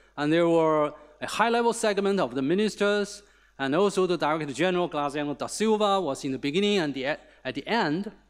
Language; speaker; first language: English; non-native, fluent; Chinese